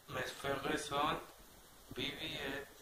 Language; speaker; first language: French; non-native, learner; Spanish